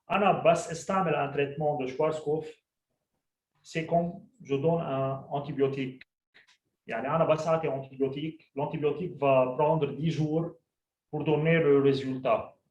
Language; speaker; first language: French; non-native, local second language; Arabic